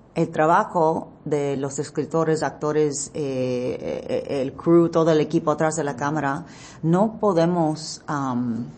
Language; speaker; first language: Spanish; non-native, learner; English